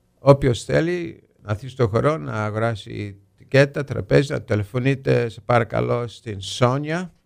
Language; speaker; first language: Greek; early bilingual, heritage; Greek